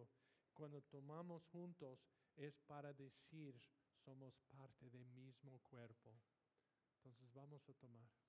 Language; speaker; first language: Spanish; non-native, fluent; English